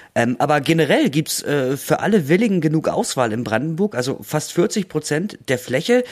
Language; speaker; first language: German; native; German